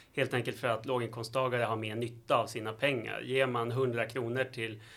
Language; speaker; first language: Swedish; native; Swedish